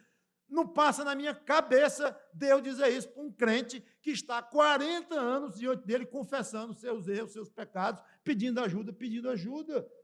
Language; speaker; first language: Portuguese; native; Portuguese